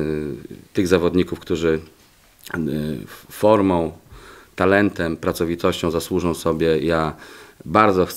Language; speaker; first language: Polish; native; Polish